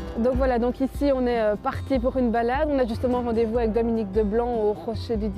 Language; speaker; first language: French; native; French